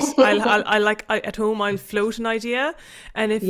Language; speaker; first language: English; native; English